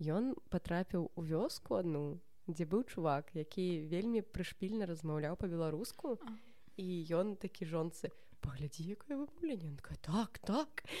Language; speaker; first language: Belarusian; non-native, local second language; Russian